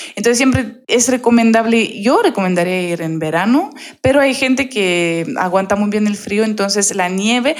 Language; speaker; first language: Spanish; non-native, fluent; Russian